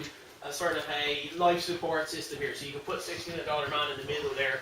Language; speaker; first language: English; native; English